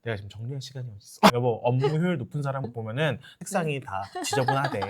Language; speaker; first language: Korean; native; Korean